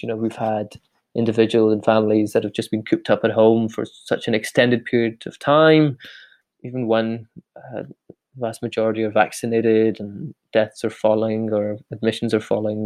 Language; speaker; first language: English; native; English